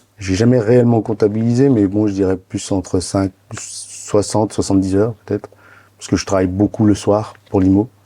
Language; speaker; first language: French; native; French